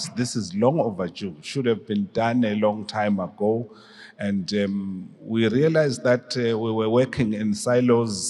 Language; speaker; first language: English; non-native, local second language; Swati